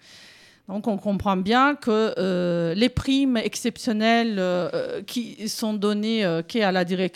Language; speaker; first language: French; native; French